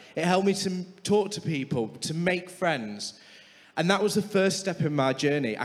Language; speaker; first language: English; native; English